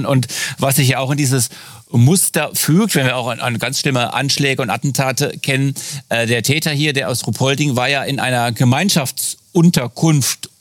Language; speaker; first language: German; native; German